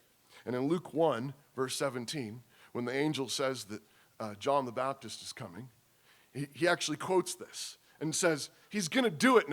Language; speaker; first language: English; native; English